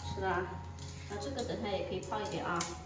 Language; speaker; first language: Chinese; native; Chinese